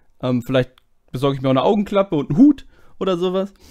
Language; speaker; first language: German; native; German